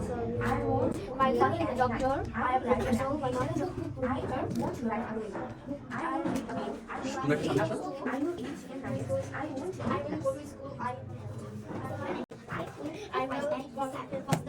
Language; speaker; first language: English; non-native, learner; Bangla